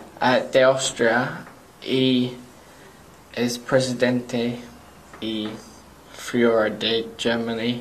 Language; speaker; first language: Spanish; non-native, learner; English